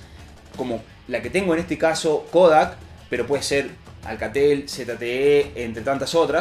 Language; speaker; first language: Spanish; native; Spanish